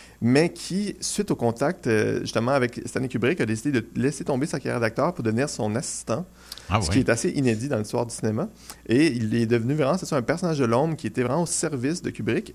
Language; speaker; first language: French; native; French